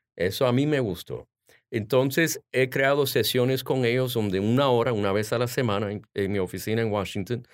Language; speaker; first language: Spanish; early bilingual, heritage; Spanish